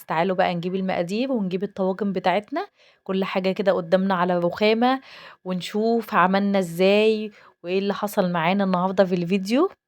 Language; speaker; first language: Arabic; native; Arabic